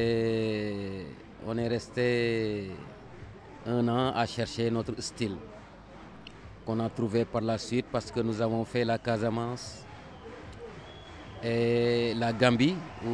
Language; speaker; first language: French; non-native, local second language; Wolof